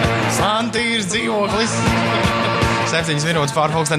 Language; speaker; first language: Latvian; native; Latvian